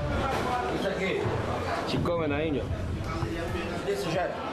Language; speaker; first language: Portuguese; non-native, fluent; French